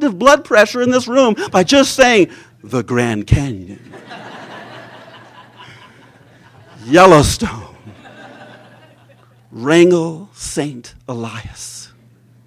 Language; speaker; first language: English; native; English